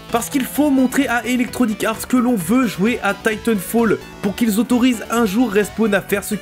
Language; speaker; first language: French; native; French